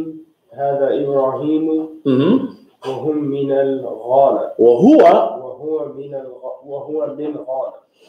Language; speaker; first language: Arabic; non-native, learner; English